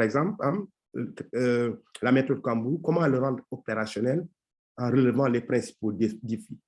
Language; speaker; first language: French; non-native, local second language; Wolof